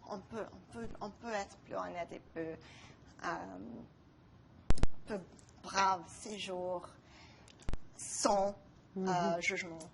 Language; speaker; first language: French; non-native, local second language; English